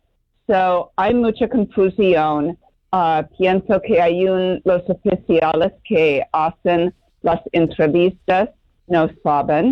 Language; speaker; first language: Spanish; non-native, fluent; English